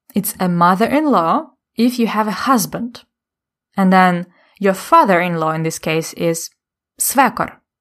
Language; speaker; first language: English; non-native, fluent; Ukrainian